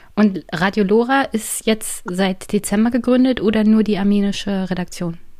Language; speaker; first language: German; native; German